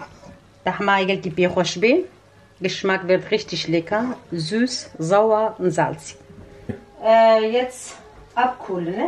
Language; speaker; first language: German; non-native, learner; Central Kurdish